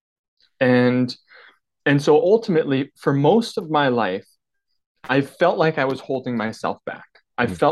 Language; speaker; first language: English; native; English